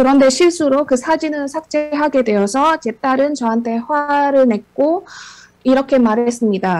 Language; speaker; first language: Korean; non-native, fluent; Indonesian